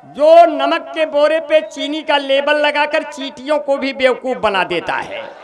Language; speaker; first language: Hindi; native; Hindi